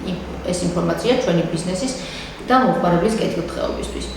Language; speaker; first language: Georgian; native; Georgian